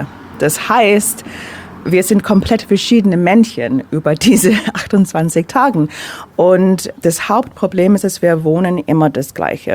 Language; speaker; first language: German; non-native, fluent; English